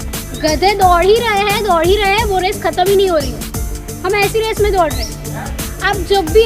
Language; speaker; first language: Hindi; non-native, local second language; Gujarati